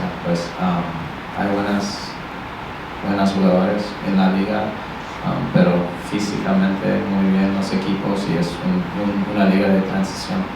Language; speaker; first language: Spanish; non-native, learner; English